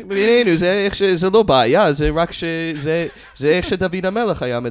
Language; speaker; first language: Hebrew; non-native, fluent; English